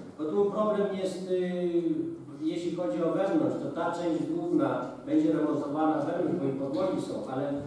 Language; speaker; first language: Polish; non-native, local second language; Lithuanian